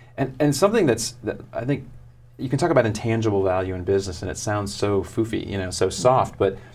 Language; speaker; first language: English; native; English